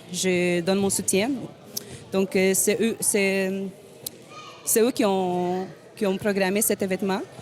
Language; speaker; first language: French; non-native, learner; Spanish